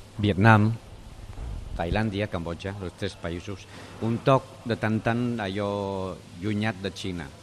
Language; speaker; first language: Catalan; non-native, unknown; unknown